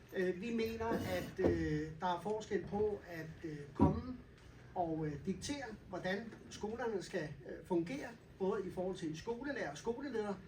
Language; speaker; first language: Danish; native; Danish